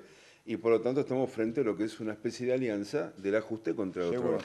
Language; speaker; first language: Spanish; native; Spanish